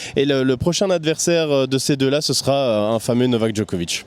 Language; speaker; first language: French; native; French